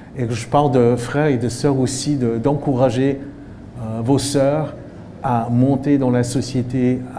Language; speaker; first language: French; non-native, fluent; English